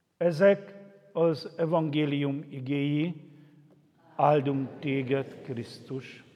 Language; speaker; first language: Hungarian; native; Hungarian